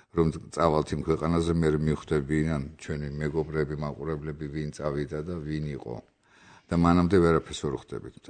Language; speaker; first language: Georgian; native; Georgian